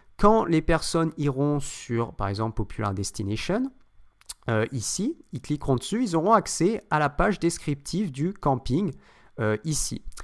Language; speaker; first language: French; native; French